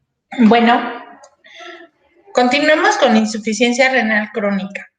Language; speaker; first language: Spanish; native; Spanish